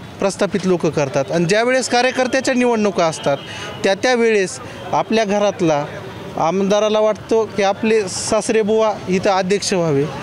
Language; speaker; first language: Marathi; native; Marathi